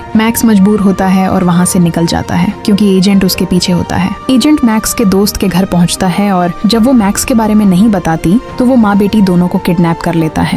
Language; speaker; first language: Hindi; native; Hindi